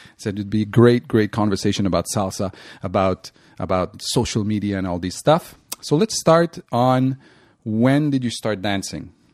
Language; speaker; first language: English; non-native, local second language; French